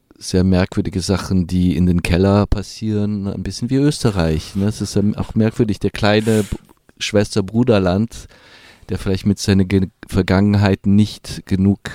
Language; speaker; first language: German; non-native, fluent; French